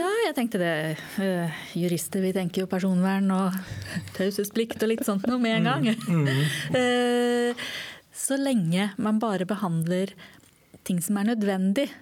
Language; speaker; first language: Norwegian; native; Norwegian